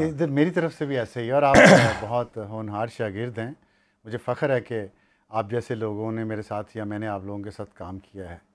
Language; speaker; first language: Urdu; non-native, local second language; Punjabi